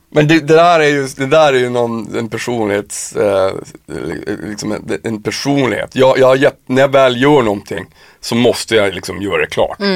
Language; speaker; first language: Swedish; native; Swedish